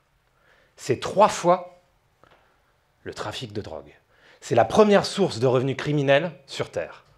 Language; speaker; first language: French; native; French